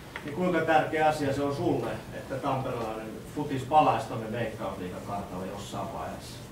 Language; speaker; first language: Finnish; native; Finnish